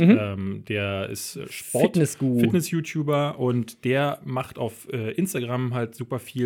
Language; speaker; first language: German; native; German